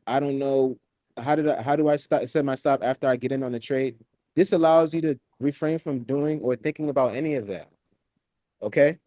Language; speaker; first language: English; native; English